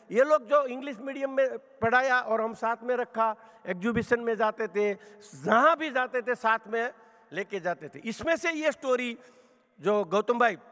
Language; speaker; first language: Hindi; non-native, local second language; Gujarati